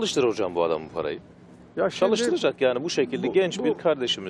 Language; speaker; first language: Turkish; native; Turkish